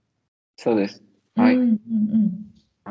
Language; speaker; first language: Japanese; non-native, learner; Italian